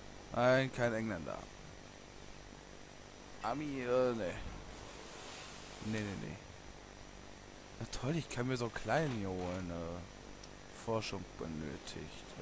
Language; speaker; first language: German; native; German